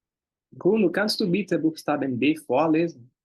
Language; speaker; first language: German; non-native, fluent; Portuguese